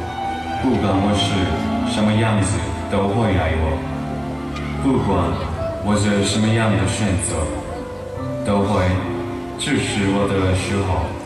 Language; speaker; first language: Chinese; non-native, learner; Korean